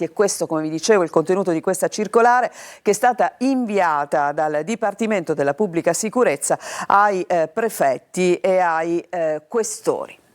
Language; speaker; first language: Italian; native; Italian